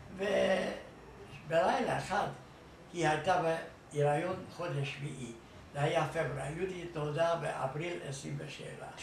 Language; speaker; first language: Hebrew; non-native, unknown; Hungarian